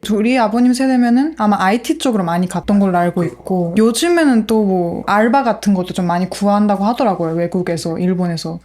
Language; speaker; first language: Korean; non-native, fluent; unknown